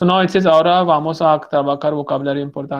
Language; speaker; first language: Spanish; non-native, fluent; Hindi